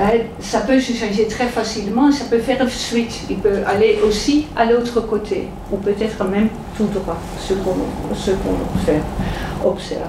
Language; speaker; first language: French; non-native, fluent; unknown